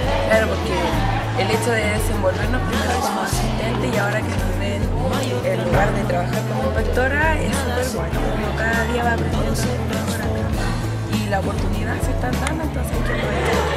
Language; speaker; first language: Spanish; native; Spanish